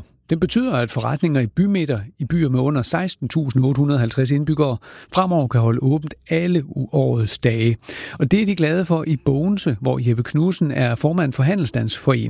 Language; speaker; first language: Danish; native; Danish